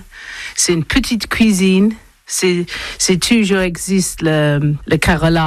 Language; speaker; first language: French; non-native, learner; English